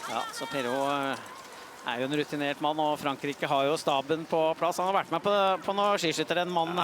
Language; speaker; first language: Norwegian; native; Norwegian